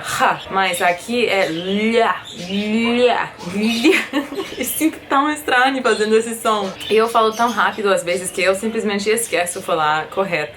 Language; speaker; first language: Portuguese; non-native, fluent; English